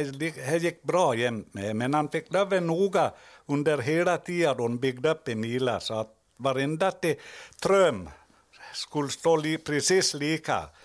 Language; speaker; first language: Swedish; native; Swedish